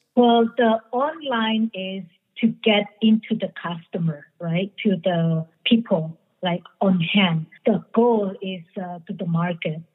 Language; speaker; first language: English; non-native, fluent; Indonesian